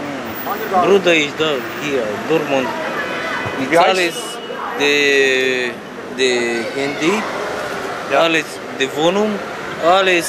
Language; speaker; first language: German; non-native, learner; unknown